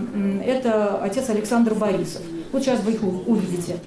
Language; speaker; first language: Russian; native; Russian